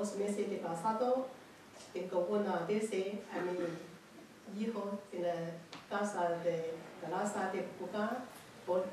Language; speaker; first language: Spanish; non-native, learner; Chinese